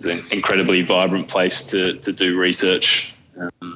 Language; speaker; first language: English; native; English